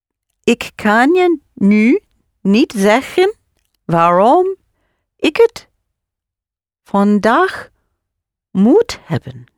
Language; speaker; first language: Dutch; non-native, learner; English